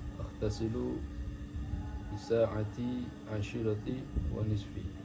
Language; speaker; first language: Arabic; non-native, learner; Indonesian